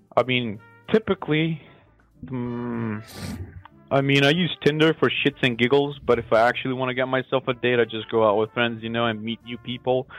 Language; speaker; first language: English; non-native, fluent; Macedonian